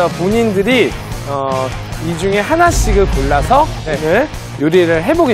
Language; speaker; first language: Korean; native; Korean